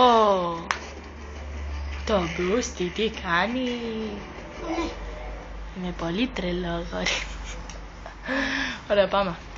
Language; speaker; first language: Greek; native; Greek